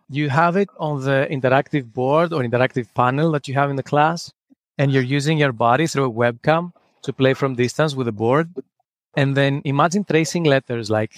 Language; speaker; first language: English; non-native, fluent; Greek